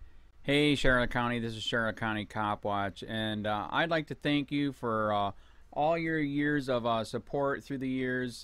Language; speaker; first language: English; native; English